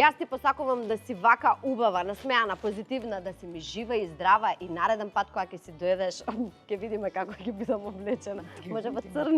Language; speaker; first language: Macedonian; native; Macedonian